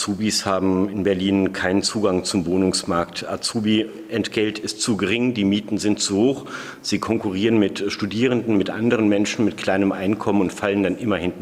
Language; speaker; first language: German; native; German